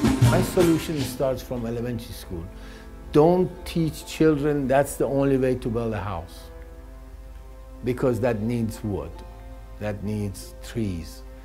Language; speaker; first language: English; non-native, fluent; Persian